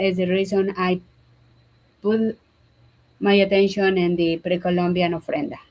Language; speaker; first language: English; non-native, learner; Spanish